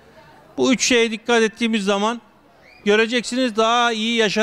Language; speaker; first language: Turkish; native; Turkish